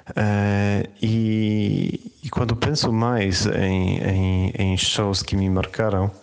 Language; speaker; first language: Portuguese; non-native, fluent; Polish